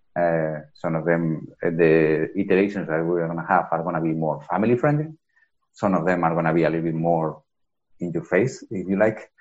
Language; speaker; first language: English; non-native, fluent; Spanish